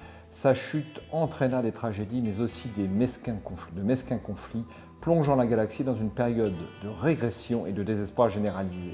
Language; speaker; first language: French; native; French